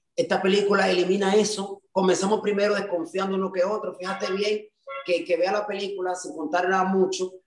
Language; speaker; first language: Spanish; native; Spanish